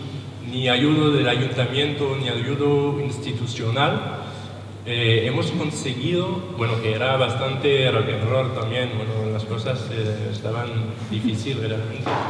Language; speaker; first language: Spanish; non-native, learner; French